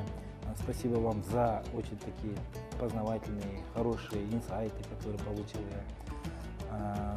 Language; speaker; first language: Russian; non-native, local second language; Kyrgyz